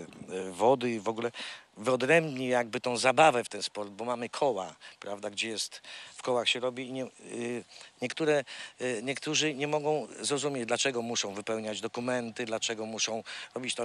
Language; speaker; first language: Polish; native; Polish